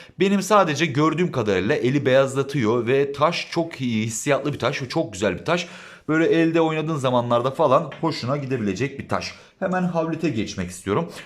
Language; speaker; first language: Turkish; native; Turkish